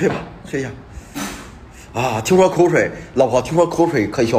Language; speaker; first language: Chinese; native; Chinese